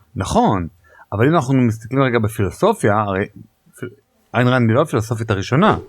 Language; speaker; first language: Hebrew; native; Hebrew